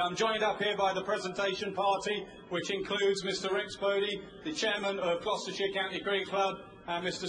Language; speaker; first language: English; native; English